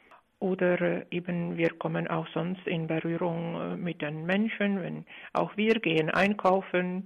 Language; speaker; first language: German; non-native, fluent; Czech